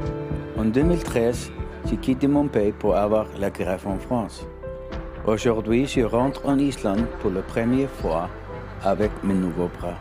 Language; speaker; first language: French; non-native, learner; Icelandic